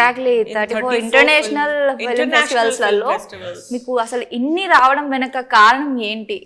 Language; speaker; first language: Telugu; native; Telugu